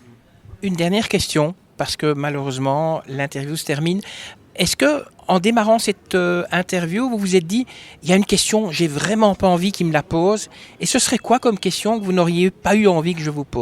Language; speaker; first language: French; native; French